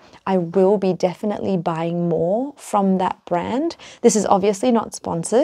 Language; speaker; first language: English; native; English